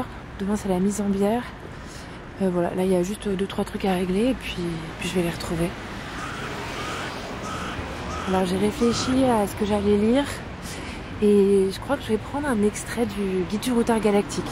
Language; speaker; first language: French; native; French